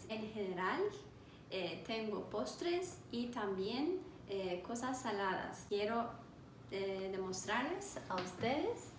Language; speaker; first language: Spanish; non-native, learner; Turkish